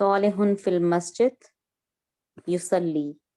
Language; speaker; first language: Arabic; non-native, learner; Urdu